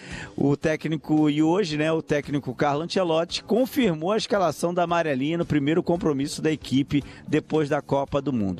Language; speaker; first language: Portuguese; native; Portuguese